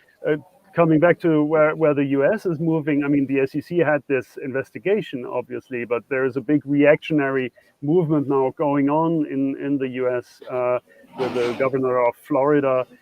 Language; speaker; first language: English; non-native, fluent; German